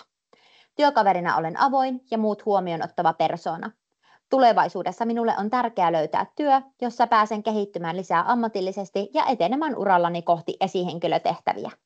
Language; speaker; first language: Finnish; native; Finnish